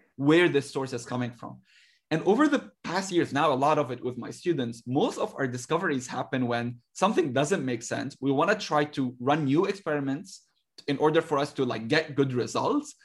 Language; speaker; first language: English; non-native, fluent; Arabic